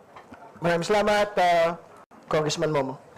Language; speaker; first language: Filipino; native; Filipino